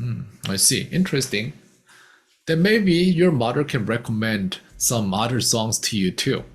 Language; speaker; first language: English; non-native, fluent; Korean